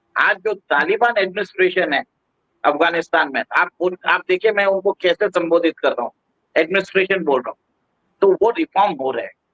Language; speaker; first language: Hindi; native; Hindi